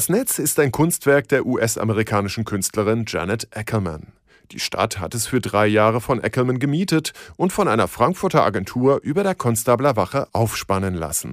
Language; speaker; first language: German; native; German